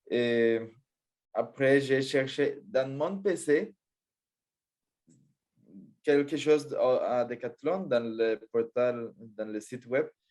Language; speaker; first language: French; non-native, fluent; Spanish